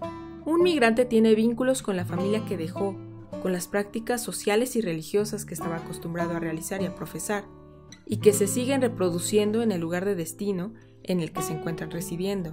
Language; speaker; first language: Spanish; native; Spanish